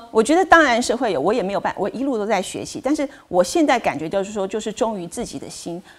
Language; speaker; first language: Chinese; native; Chinese